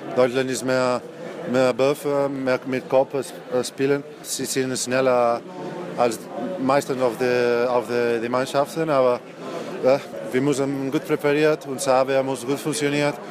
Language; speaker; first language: German; non-native, learner; Spanish